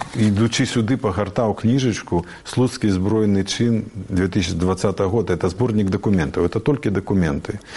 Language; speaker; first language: Belarusian; native; Belarusian